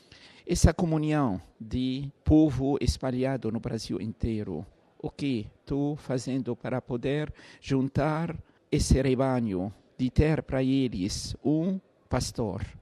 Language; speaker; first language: Portuguese; non-native, fluent; Arabic